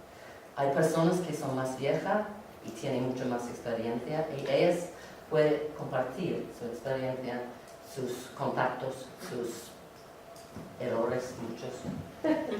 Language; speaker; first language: Spanish; non-native, learner; English